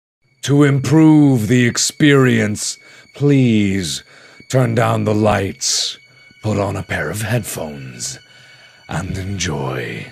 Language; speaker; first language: English; native; English